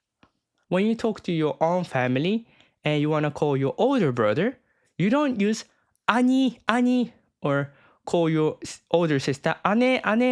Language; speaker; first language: English; non-native, fluent; Japanese